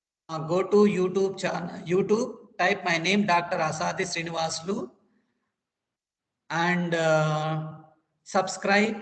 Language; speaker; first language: English; non-native, local second language; Telugu